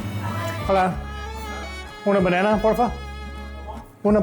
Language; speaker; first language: Spanish; non-native, learner; English